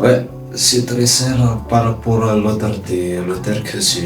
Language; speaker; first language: French; non-native, local second language; Malagasy